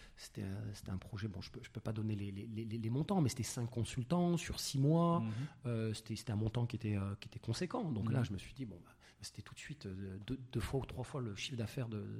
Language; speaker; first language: French; native; French